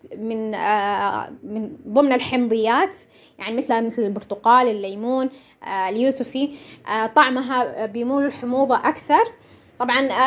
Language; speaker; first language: Arabic; non-native, local second language; Somali